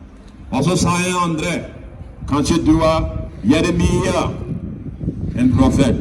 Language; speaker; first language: Norwegian; non-native, fluent; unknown